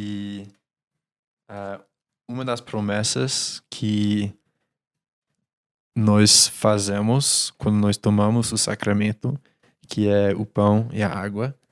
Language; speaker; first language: Portuguese; non-native, fluent; English